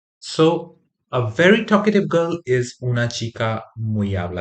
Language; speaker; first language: Spanish; non-native, fluent; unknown